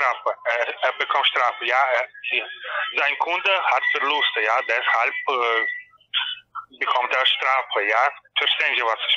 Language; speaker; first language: German; non-native, learner; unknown